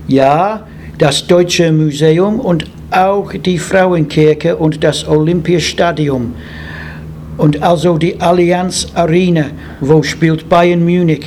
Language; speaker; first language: German; non-native, learner; English